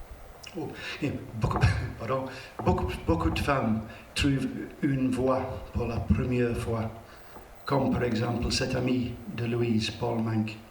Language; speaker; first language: French; non-native, learner; English